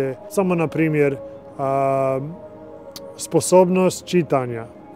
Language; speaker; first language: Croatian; non-native, learner; English